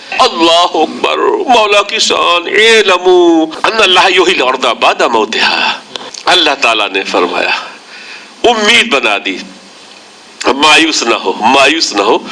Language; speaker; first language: Urdu; native; Urdu